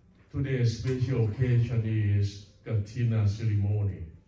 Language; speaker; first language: English; non-native, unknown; Thai